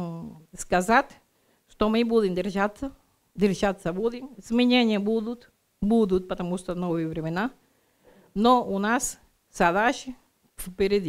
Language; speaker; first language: Russian; non-native, learner; Spanish